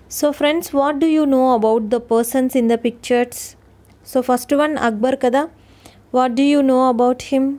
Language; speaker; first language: English; non-native, local second language; Telugu